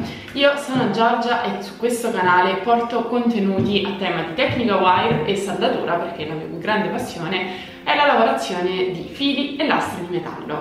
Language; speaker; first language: Italian; native; Italian